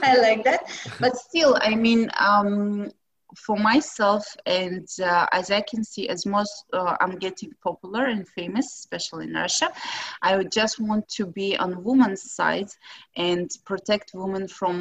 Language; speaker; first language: English; non-native, fluent; Russian